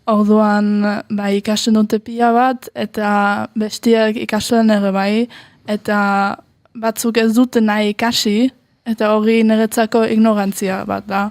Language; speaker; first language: Basque; early bilingual, heritage; Basque